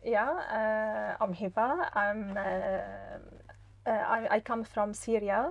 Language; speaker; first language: English; non-native, fluent; Arabic